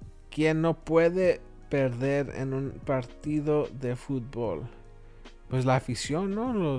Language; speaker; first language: Spanish; early bilingual, other home language; English